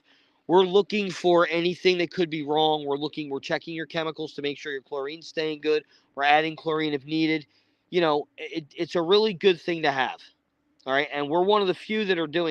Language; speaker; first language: English; native; English